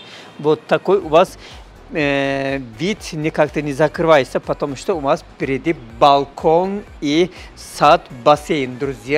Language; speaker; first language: Russian; non-native, fluent; Turkish